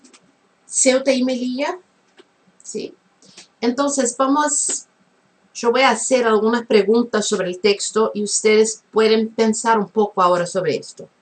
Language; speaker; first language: Spanish; non-native, fluent; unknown